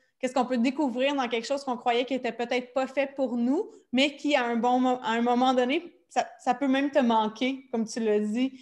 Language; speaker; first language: French; native; French